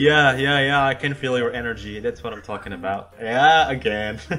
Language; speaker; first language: English; non-native, fluent; Indonesian